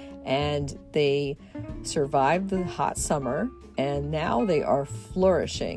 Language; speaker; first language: English; native; English